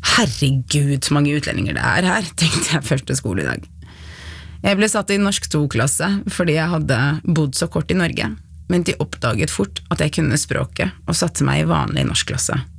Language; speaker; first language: Norwegian; early bilingual, other home language; Arabic